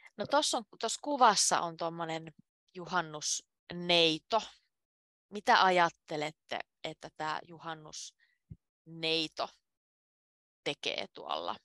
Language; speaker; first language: Finnish; native; Finnish